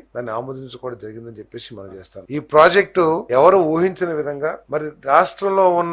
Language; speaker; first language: Telugu; native; Telugu